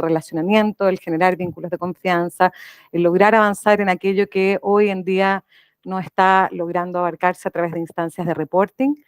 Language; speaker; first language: Spanish; native; Spanish